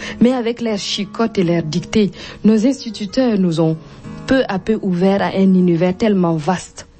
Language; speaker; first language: French; non-native, local second language; Mossi